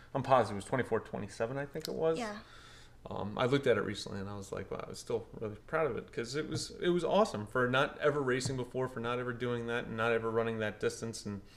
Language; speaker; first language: English; early bilingual, other home language; Portuguese